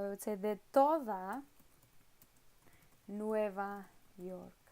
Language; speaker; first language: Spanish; non-native, fluent; English